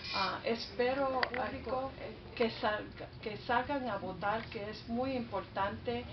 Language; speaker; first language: Spanish; early bilingual, heritage; Spanish